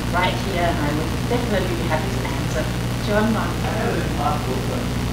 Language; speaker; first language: English; non-native, fluent; Danish